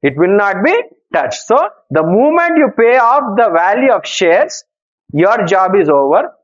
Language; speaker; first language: English; non-native, local second language; Telugu